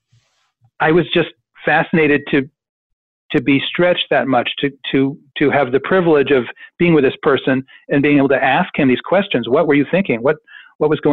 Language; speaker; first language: English; native; English